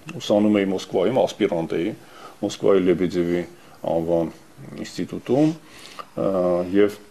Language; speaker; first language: Armenian; native; Armenian